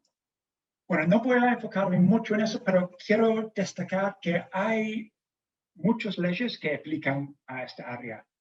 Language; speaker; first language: Spanish; non-native, fluent; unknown